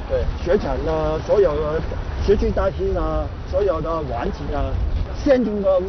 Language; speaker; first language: Chinese; non-native, local second language; Cantonese